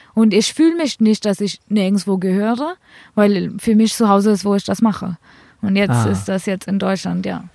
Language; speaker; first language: German; non-native, fluent; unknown